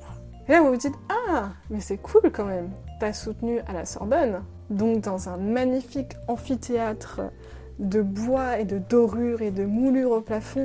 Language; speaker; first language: French; native; French